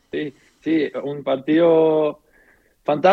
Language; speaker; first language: Spanish; non-native, learner; German